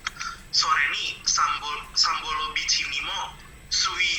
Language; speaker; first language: Japanese; non-native, learner; Indonesian